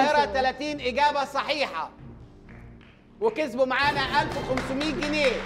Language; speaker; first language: Arabic; native; Arabic